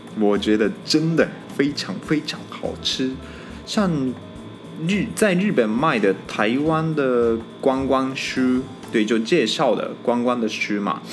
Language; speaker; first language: Chinese; non-native, fluent; Japanese